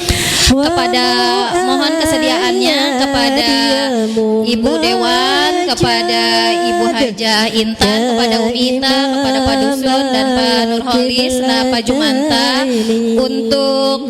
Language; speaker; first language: Indonesian; native; Indonesian